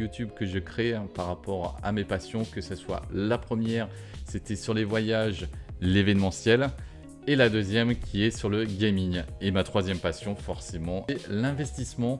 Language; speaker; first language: French; native; French